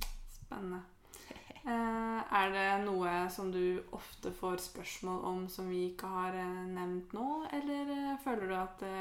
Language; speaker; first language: Norwegian; native; Norwegian